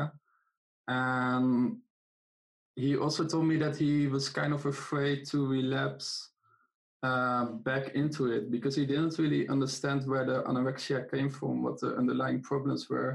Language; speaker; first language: English; non-native, fluent; Dutch